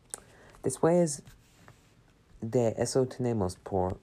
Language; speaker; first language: Spanish; non-native, learner; English